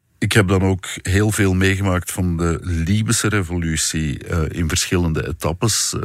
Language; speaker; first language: Dutch; native; Dutch